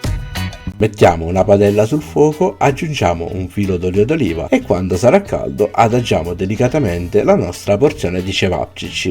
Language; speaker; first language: Italian; native; Italian